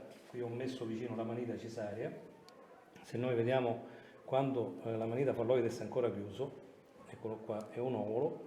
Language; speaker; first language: Italian; native; Italian